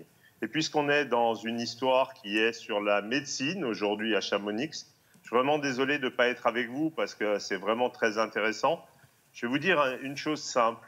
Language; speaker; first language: French; native; French